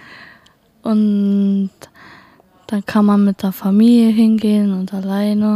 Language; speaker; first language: German; native; German